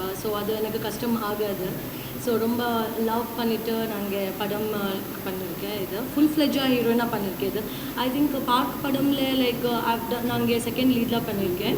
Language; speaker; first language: Tamil; non-native, learner; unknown